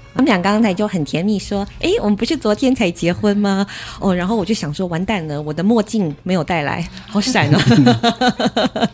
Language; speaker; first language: Chinese; native; Chinese